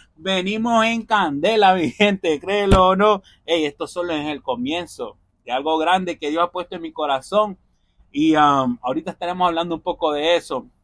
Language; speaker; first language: Spanish; early bilingual, heritage; Spanish